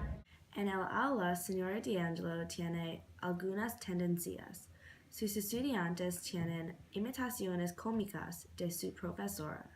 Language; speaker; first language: Spanish; non-native, learner; English